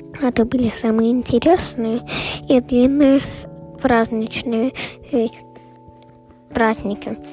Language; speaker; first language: Russian; early bilingual, heritage; Russian